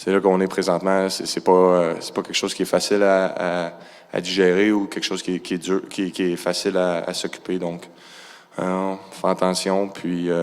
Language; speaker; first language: French; native; French